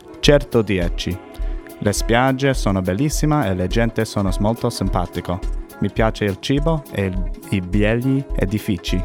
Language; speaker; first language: Italian; non-native, learner; English